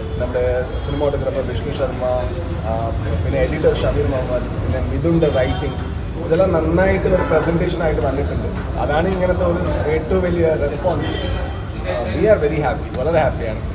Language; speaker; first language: Malayalam; non-native, local second language; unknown